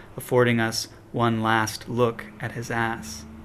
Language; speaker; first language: English; native; English